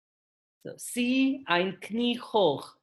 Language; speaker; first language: German; non-native, fluent; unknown